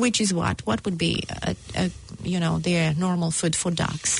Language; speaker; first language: English; non-native, fluent; Romanian